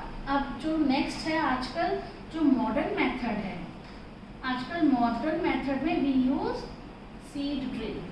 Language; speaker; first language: Hindi; native; Hindi